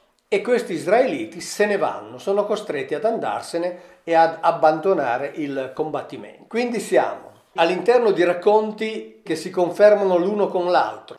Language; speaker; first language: Italian; native; Italian